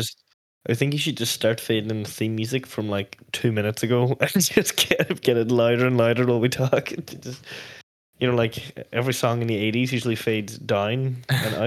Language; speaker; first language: English; native; English